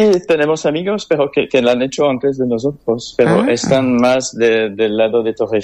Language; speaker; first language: Spanish; non-native, fluent; French